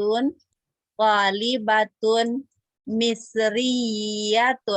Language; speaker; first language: Arabic; non-native, learner; Indonesian